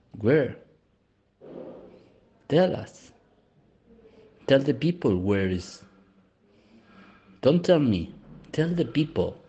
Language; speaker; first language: English; non-native, learner; Spanish